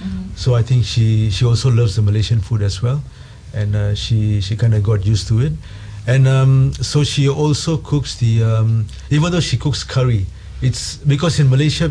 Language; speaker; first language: English; non-native, local second language; Tamil